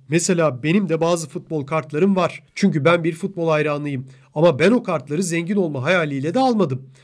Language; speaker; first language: Turkish; native; Turkish